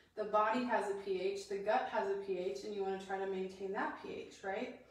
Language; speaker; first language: English; native; English